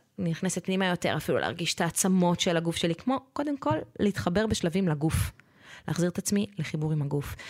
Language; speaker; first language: Hebrew; native; Hebrew